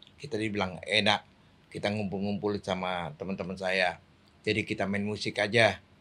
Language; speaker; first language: Indonesian; native; Indonesian